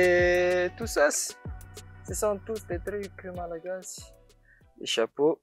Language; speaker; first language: French; non-native, local second language; Malagasy